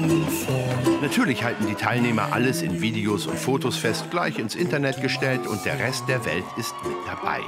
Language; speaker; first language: German; native; German